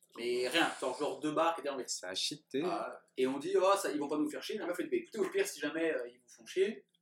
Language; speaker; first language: French; native; French